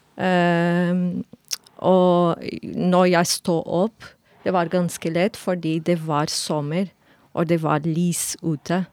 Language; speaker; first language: Norwegian; non-native, fluent; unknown